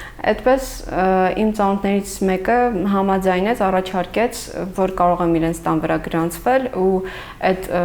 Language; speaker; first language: Armenian; native; Armenian